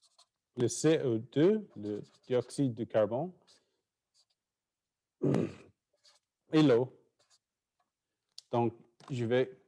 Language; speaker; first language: French; non-native, fluent; English